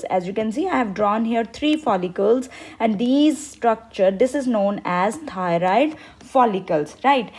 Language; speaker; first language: English; non-native, local second language; Hindi